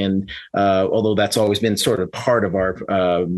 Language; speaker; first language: English; native; English